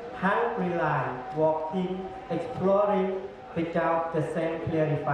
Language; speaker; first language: English; non-native, learner; Khmer